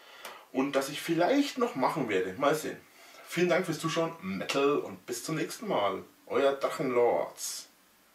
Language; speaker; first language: German; native; German